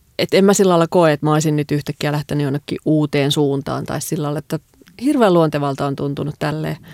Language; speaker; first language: Finnish; native; Finnish